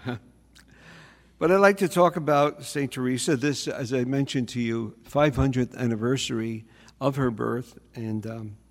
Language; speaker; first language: English; native; English